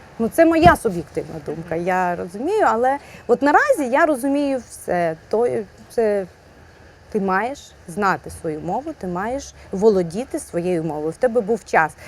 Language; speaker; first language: Ukrainian; non-native, local second language; Russian